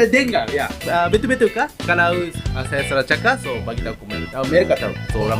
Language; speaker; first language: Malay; non-native, learner; Japanese